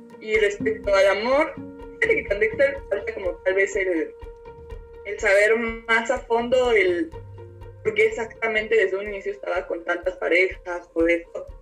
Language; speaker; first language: Spanish; native; Spanish